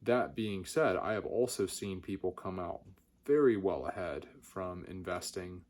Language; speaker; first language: English; native; English